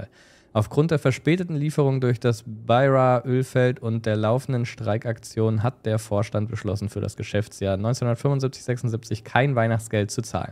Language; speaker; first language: German; native; German